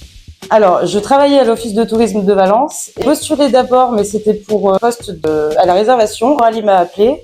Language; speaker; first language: French; native; French